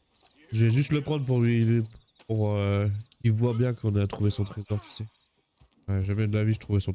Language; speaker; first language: French; native; French